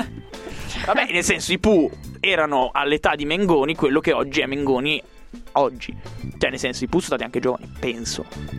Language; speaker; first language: Italian; native; Italian